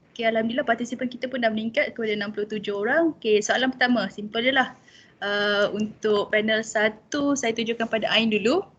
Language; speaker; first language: Malay; native; Malay